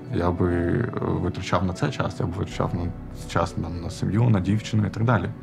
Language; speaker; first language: Ukrainian; non-native, local second language; Armenian